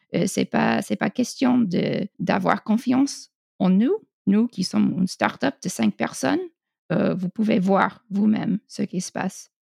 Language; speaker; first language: French; non-native, fluent; English